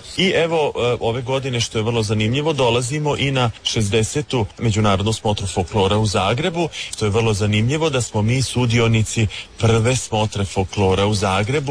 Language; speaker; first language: Serbian; native; Serbian